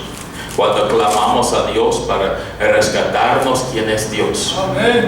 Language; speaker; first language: Spanish; non-native, fluent; English